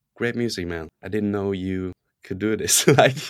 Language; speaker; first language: English; non-native, fluent; Norwegian